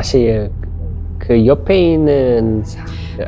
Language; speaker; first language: Korean; non-native, learner; Indonesian